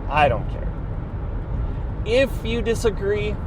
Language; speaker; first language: English; native; English